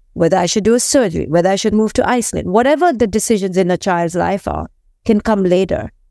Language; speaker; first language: English; non-native, local second language; Hindi